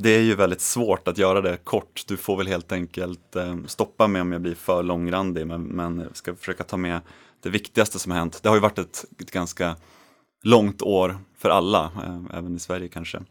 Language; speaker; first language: Swedish; native; Swedish